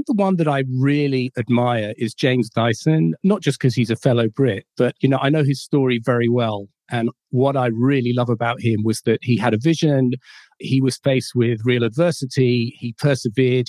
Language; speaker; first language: English; native; English